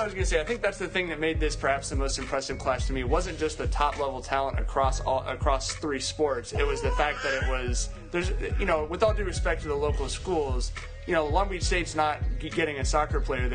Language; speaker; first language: English; native; English